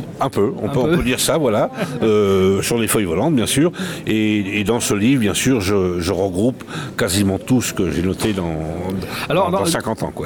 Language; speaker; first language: French; native; French